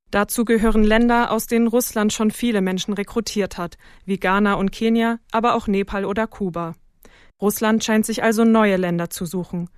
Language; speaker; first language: German; native; German